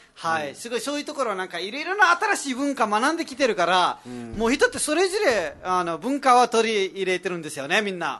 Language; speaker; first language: Japanese; non-native, fluent; Nepali